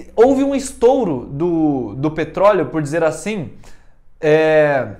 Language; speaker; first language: Portuguese; early bilingual, heritage; Portuguese